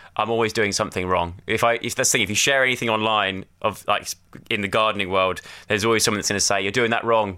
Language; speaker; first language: English; native; English